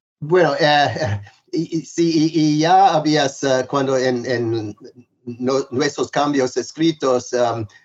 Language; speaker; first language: Spanish; non-native, fluent; English